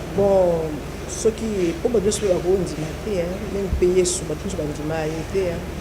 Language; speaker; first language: Lingala; native; Lingala